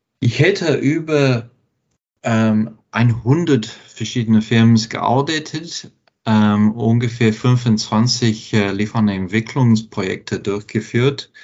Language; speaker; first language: German; non-native, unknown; English